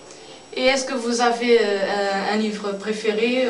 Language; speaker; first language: French; non-native, learner; Portuguese